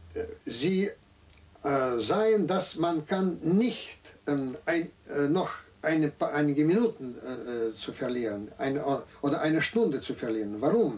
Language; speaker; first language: German; non-native, fluent; Russian